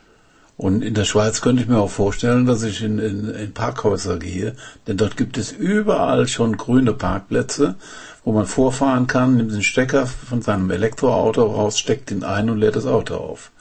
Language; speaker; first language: German; native; German